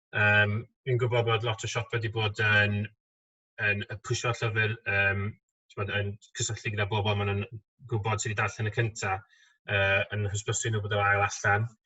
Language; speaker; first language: Welsh; native; Welsh